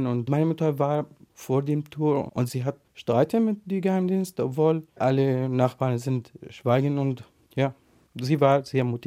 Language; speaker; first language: German; non-native, learner; Arabic